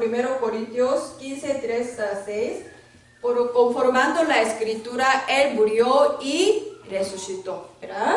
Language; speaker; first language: Spanish; non-native, learner; Korean